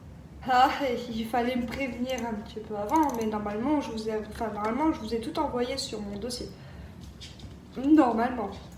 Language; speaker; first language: French; native; French